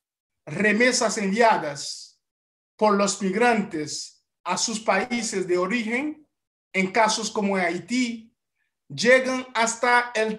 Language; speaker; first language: Spanish; non-native, fluent; Haitian Creole